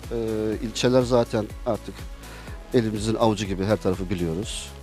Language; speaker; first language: Turkish; native; Turkish